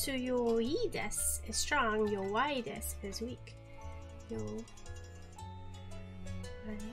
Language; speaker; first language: Japanese; non-native, learner; English